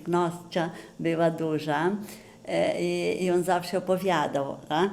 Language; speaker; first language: Polish; early bilingual, heritage; Polish